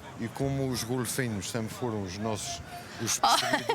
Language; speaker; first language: Portuguese; native; Portuguese